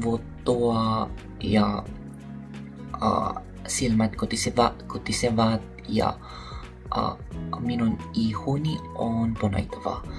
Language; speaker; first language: Finnish; non-native, learner; Filipino